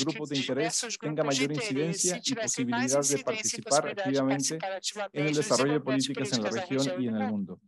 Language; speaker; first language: Spanish; native; Spanish